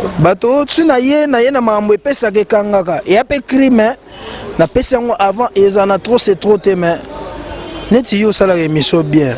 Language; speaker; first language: Lingala; native; Lingala